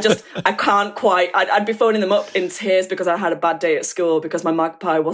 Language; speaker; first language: English; native; English